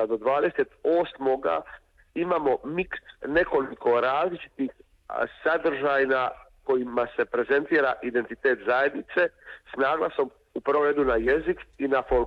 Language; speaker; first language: Serbian; native; Serbian